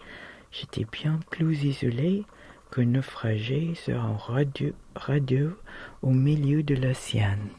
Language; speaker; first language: French; non-native, learner; Filipino